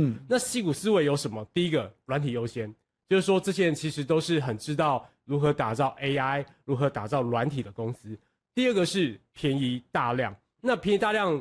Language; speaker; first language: Chinese; native; Chinese